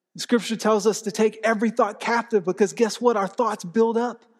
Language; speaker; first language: English; native; English